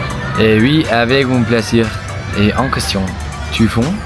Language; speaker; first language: French; non-native, learner; Spanish